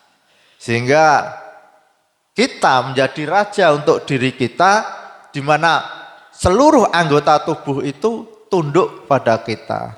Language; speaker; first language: Indonesian; native; Indonesian